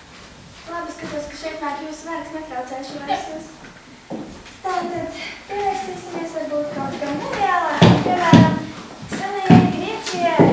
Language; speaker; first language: Latvian; native; Latvian